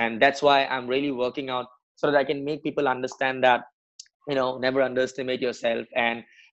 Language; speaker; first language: English; non-native, local second language; Assamese